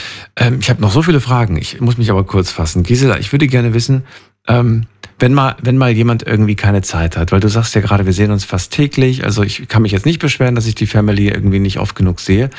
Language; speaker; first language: German; native; German